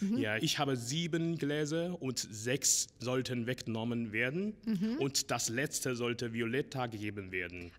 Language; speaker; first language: German; non-native, learner; Chinese